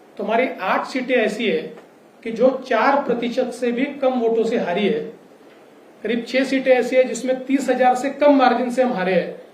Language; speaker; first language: Hindi; native; Hindi